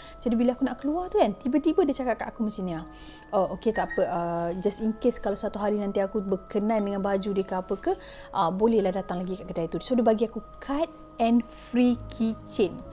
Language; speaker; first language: Malay; native; Malay